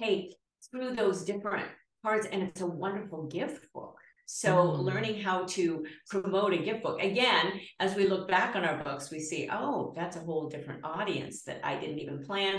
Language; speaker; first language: English; native; English